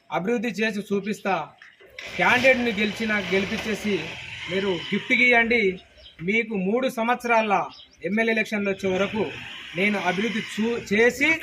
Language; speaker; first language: Telugu; native; Telugu